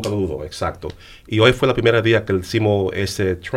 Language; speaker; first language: Spanish; early bilingual, heritage; English